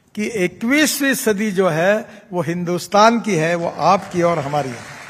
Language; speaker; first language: Hindi; non-native, local second language; Marathi